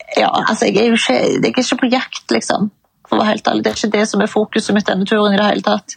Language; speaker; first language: Norwegian; early bilingual, other home language; Arabic